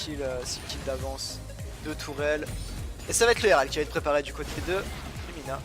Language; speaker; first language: French; native; French